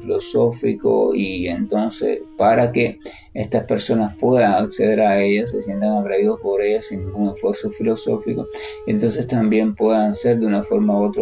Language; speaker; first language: Spanish; native; Spanish